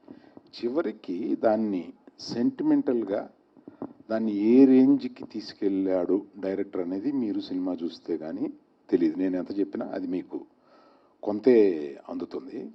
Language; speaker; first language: Telugu; native; Telugu